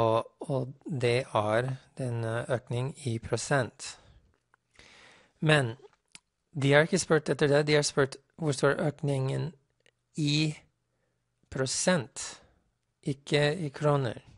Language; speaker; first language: Norwegian; non-native, fluent; English